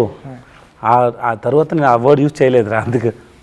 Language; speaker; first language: Telugu; non-native, learner; Tamil